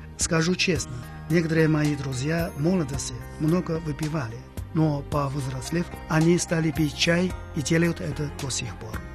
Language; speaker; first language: Russian; non-native, fluent; Chinese